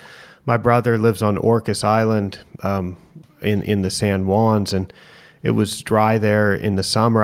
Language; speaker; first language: English; native; English